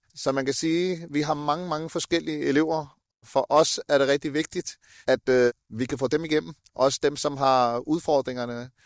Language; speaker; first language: Danish; early bilingual, other home language; Urdu